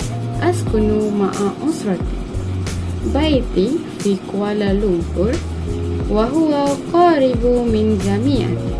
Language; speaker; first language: Arabic; non-native, learner; Malay